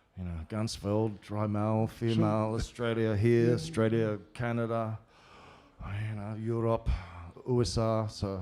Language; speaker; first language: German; non-native, learner; English